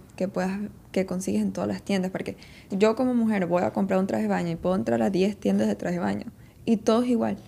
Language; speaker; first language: Spanish; early bilingual, heritage; Spanish